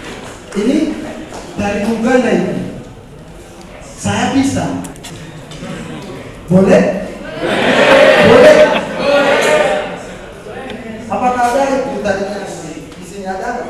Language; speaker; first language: Indonesian; non-native, fluent; Ganda